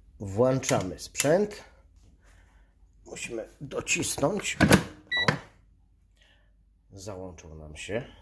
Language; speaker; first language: Polish; native; Polish